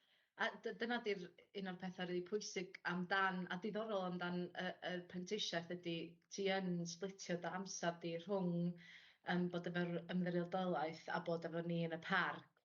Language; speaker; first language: Welsh; native; Welsh